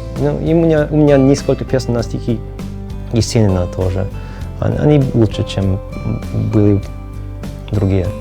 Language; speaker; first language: Russian; non-native, learner; English